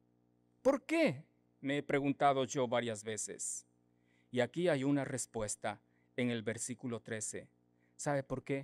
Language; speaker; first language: Spanish; native; Spanish